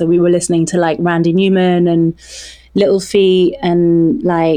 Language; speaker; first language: English; non-native, local second language; French